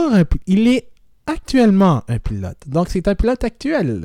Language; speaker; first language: French; native; French